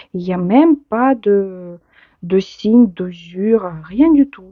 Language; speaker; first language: French; non-native, fluent; Ukrainian